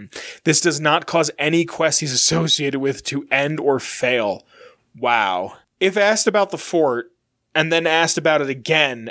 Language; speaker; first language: English; native; English